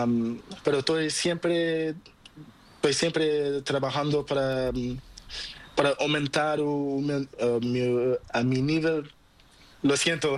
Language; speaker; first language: Spanish; non-native, learner; Portuguese